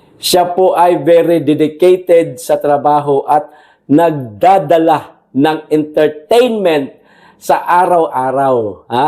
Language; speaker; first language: Filipino; non-native, local second language; Cebuano